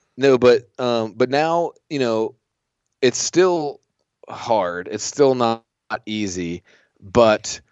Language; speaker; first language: English; native; English